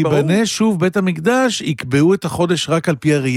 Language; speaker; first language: Hebrew; native; Hebrew